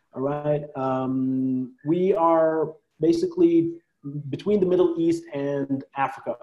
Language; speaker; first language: English; non-native, fluent; Arabic